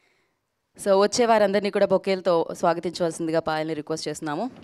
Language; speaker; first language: Telugu; native; Telugu